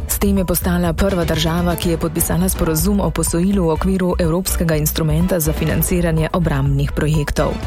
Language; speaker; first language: Slovenian; native; Slovenian